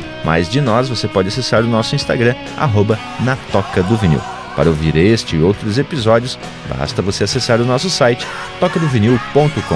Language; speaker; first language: Portuguese; native; Portuguese